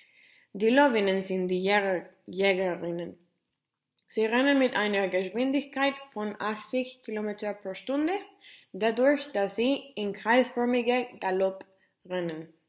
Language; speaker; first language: German; non-native, learner; Spanish